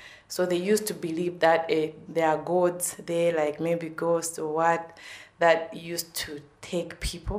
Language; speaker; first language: English; non-native, local second language; Nyanja